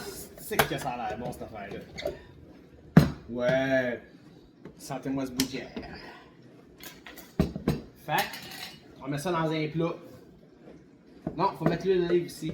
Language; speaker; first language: French; native; French